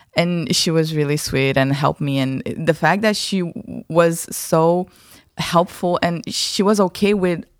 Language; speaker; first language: English; non-native, fluent; Romanian